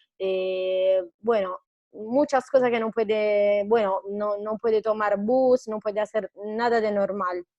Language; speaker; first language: Spanish; non-native, fluent; Italian